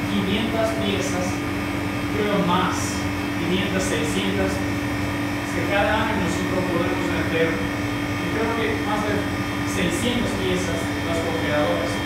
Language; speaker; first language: Spanish; non-native, learner; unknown